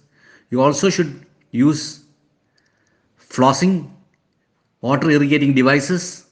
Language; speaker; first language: English; non-native, local second language; Malayalam